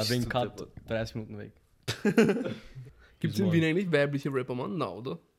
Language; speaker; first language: German; native; German